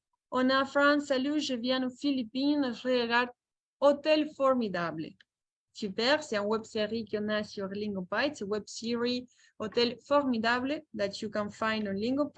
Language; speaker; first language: French; non-native, fluent; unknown